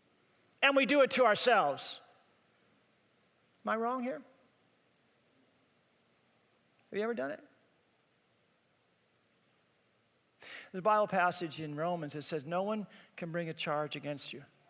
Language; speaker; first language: English; native; English